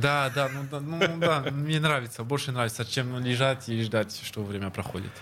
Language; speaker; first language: Russian; early bilingual, heritage; Russian